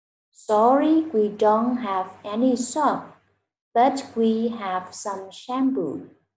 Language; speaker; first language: English; non-native, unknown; Vietnamese